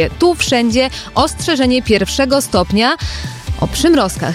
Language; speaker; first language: Polish; native; Polish